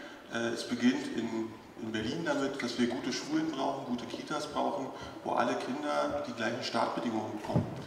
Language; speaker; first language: German; native; German